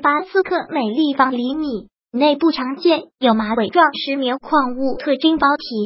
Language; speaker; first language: Chinese; native; Chinese